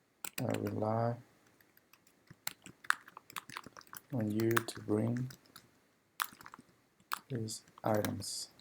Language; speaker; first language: English; non-native, fluent; Spanish